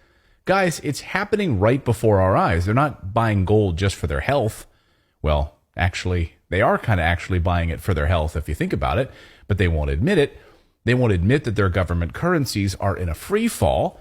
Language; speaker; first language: English; native; English